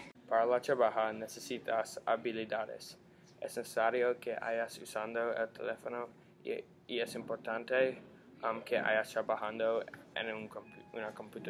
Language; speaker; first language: Spanish; non-native, learner; English